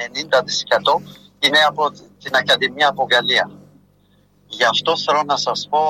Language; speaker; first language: Greek; non-native, fluent; French